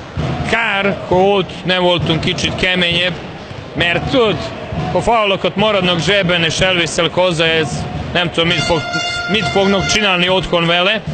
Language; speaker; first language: Hungarian; non-native, fluent; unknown